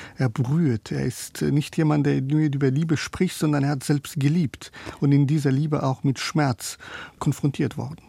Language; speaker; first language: German; non-native, fluent; Persian